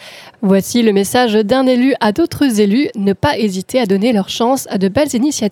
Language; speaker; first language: French; native; French